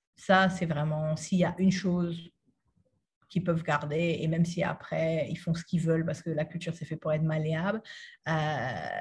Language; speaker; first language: French; native; French